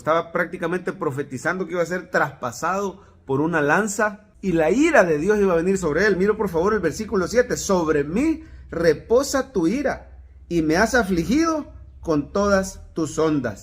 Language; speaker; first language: Spanish; native; Spanish